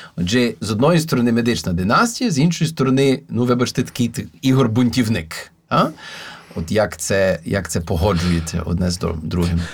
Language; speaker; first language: Ukrainian; native; Ukrainian